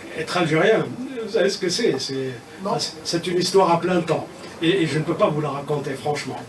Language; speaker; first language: French; non-native, local second language; Kabyle